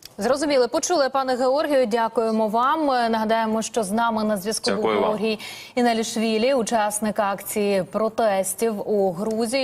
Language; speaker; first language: Ukrainian; native; Ukrainian